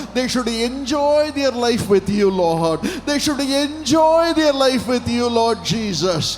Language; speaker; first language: English; non-native, local second language; Tamil